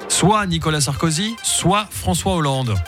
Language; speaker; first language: French; native; French